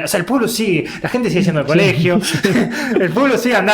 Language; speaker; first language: Spanish; native; Spanish